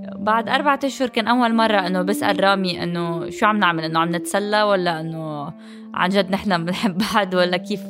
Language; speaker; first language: Arabic; native; Arabic